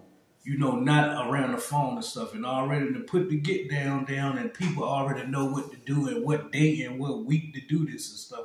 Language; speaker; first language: English; native; English